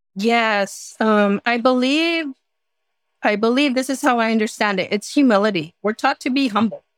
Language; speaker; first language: English; native; English